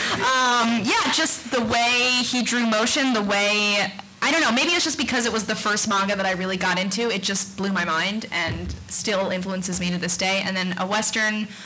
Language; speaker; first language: English; native; English